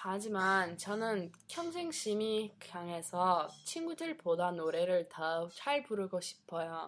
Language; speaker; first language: Korean; non-native, learner; English